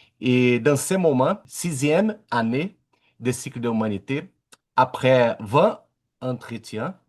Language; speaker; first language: French; non-native, learner; Portuguese